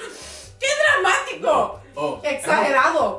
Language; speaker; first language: Spanish; early bilingual, heritage; English